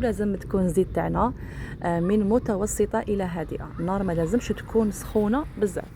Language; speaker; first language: Arabic; native; Arabic